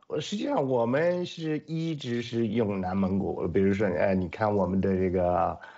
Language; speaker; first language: Chinese; non-native, local second language; Mongolian